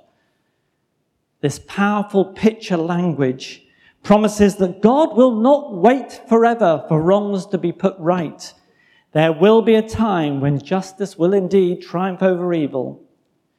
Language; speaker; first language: English; native; English